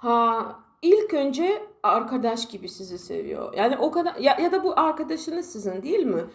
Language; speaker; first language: Turkish; non-native, fluent; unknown